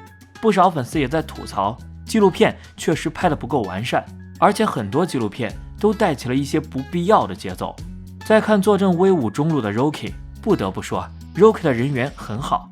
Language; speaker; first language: Chinese; native; Chinese